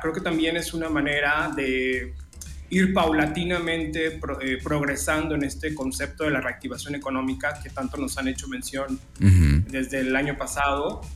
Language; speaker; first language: Spanish; native; Spanish